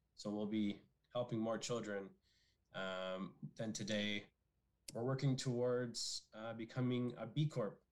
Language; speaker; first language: English; native; English